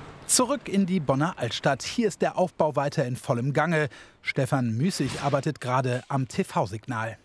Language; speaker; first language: German; native; German